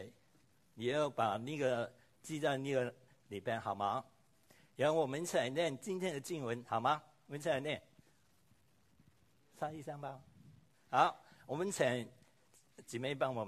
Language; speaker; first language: Chinese; non-native, local second language; Cantonese